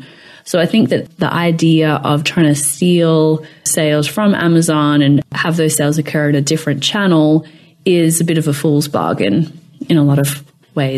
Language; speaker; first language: English; native; English